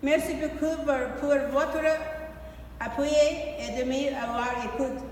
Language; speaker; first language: French; non-native, learner; English